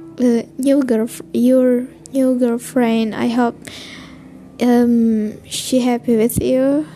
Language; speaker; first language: English; non-native, learner; Indonesian